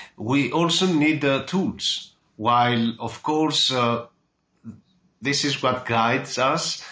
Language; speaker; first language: English; non-native, fluent; Greek